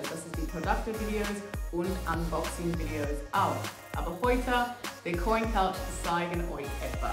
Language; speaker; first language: German; non-native, learner; English